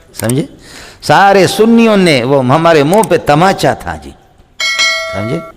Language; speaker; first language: Urdu; non-native, local second language; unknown